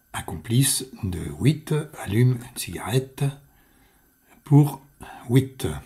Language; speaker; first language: French; native; French